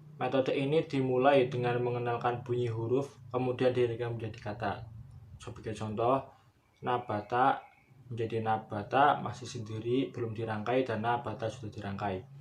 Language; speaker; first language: Indonesian; native; Indonesian